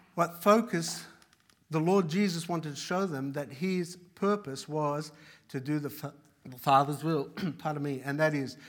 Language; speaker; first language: English; early bilingual, other home language; Arabic